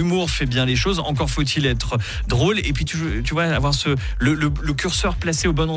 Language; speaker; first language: French; native; French